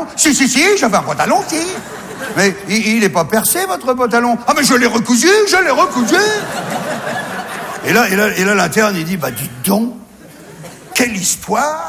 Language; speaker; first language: French; native; French